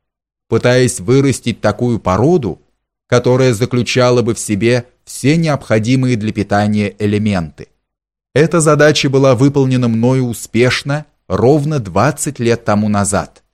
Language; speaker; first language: Russian; native; Russian